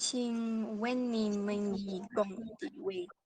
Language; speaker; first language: Chinese; non-native, learner; Malay